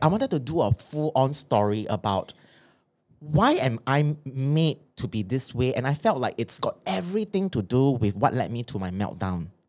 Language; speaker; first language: English; non-native, local second language; Chinese